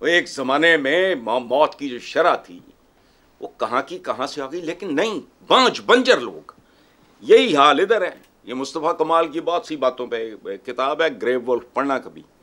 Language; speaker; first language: Urdu; non-native, local second language; Punjabi